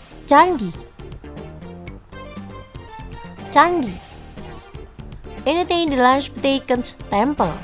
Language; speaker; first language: Dutch; non-native, fluent; Indonesian